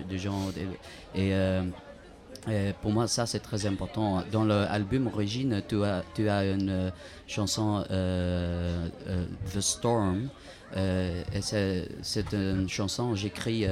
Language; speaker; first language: French; non-native, learner; Dutch